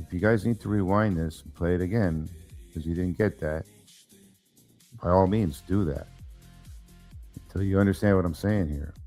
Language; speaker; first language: English; native; English